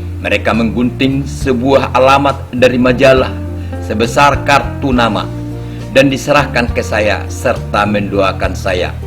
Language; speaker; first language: Indonesian; non-native, local second language; Batak Toba